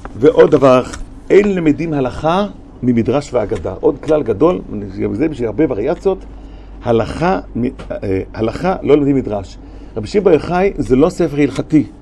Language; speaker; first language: Hebrew; non-native, fluent; German